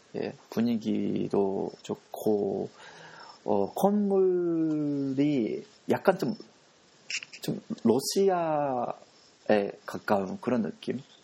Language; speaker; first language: Korean; non-native, fluent; Japanese